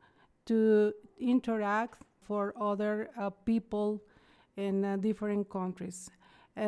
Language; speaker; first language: English; non-native, fluent; Spanish